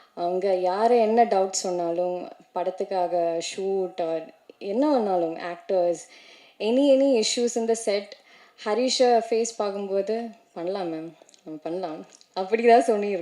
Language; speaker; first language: Tamil; non-native, learner; Malayalam